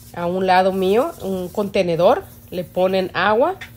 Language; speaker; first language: Spanish; native; Spanish